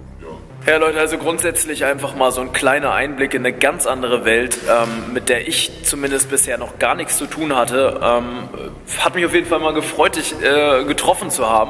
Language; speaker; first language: German; native; German